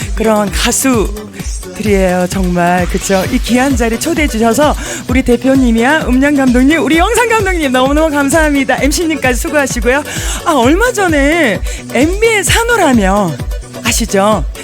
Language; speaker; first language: Korean; native; Korean